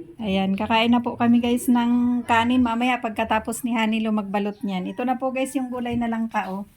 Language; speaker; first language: Filipino; non-native, local second language; Bikol